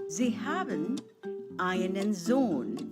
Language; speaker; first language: German; non-native, fluent; Filipino